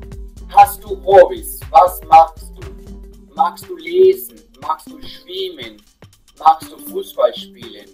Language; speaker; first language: German; non-native, fluent; Spanish